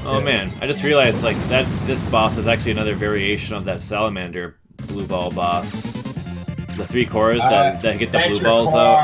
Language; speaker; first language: English; native; English